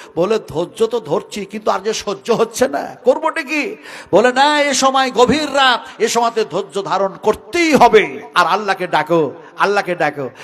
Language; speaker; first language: Bangla; non-native, local second language; Hindi